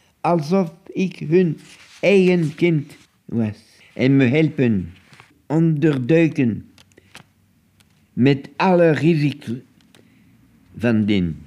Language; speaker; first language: Dutch; non-native, local second language; French